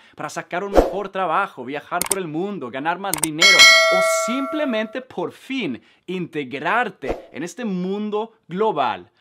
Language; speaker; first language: Spanish; non-native, fluent; Swedish